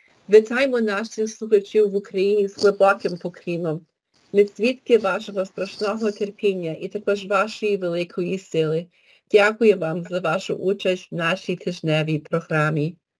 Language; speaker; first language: Ukrainian; early bilingual, heritage; Ukrainian